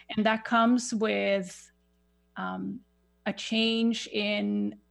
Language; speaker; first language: English; non-native, fluent; Swedish